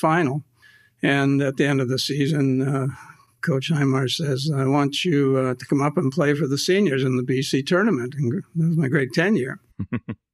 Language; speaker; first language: English; native; English